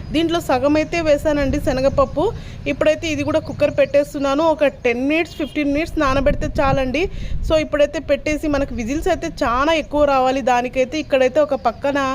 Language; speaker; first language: Telugu; non-native, local second language; Urdu